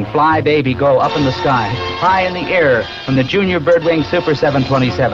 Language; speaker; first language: English; native; English